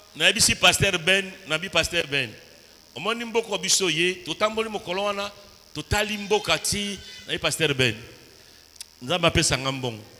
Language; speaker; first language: Lingala; native; Lingala